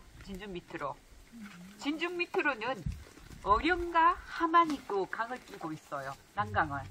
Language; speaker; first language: Korean; native; Korean